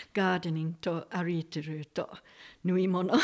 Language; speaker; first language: Japanese; non-native, fluent; English